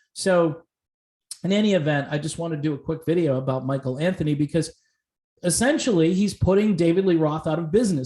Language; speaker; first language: English; native; English